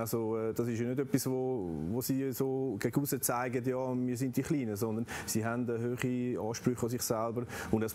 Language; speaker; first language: German; native; German